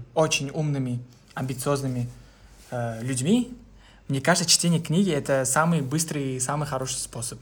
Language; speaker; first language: Russian; non-native, local second language; Uzbek